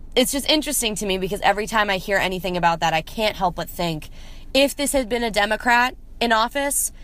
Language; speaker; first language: English; native; English